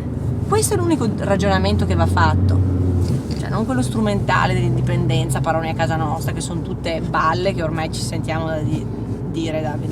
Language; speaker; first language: Italian; native; Italian